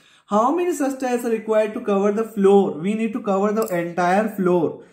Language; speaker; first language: English; non-native, local second language; Hindi